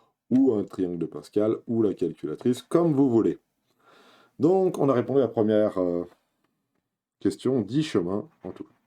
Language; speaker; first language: French; native; French